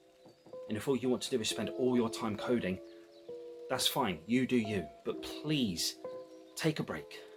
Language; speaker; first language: English; native; English